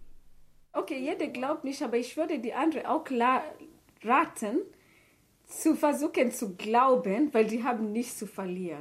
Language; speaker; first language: German; non-native, learner; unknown